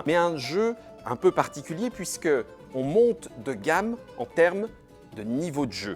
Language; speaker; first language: French; native; French